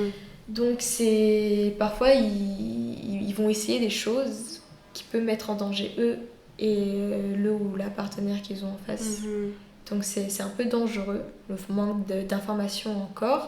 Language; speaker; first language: French; native; French